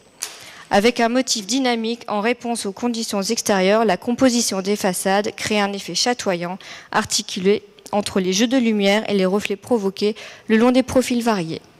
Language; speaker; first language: French; native; French